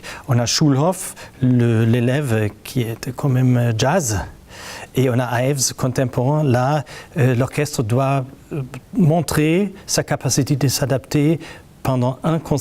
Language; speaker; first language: French; non-native, fluent; German